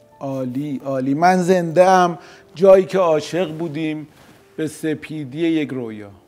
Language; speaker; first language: Persian; native; Persian